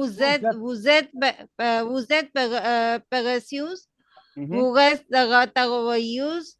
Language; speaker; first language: French; non-native, learner; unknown